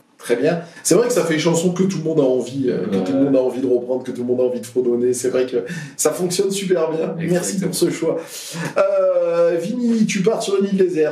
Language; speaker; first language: French; native; French